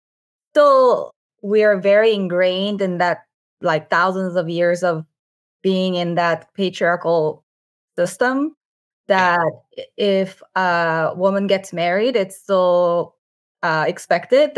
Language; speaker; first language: English; non-native, fluent; Korean